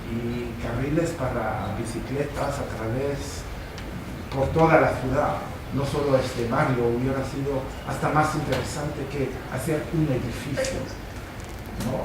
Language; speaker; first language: Spanish; non-native, fluent; German